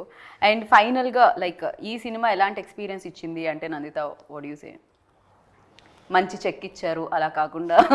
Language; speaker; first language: Telugu; native; Telugu